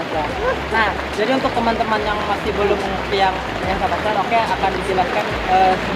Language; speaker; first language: Indonesian; native; Indonesian